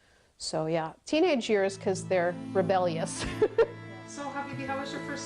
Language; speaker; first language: English; native; English